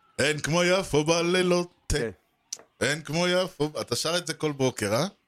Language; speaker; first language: Hebrew; native; Hebrew